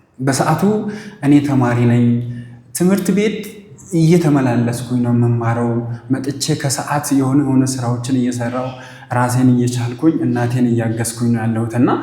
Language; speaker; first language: Amharic; non-native, local second language; Sebat Bet Gurage